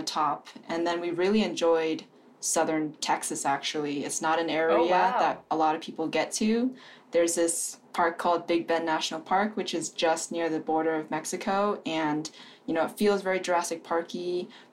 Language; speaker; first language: English; native; English